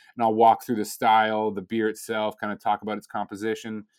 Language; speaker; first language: English; native; English